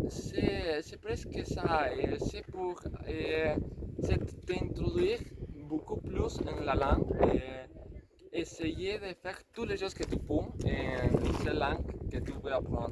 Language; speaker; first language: French; non-native, learner; Spanish